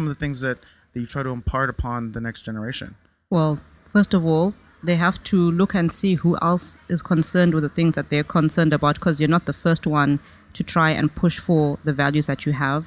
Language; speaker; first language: English; native; English